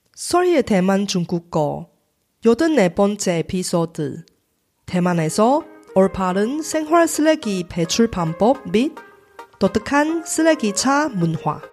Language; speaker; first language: Korean; non-native, fluent; Chinese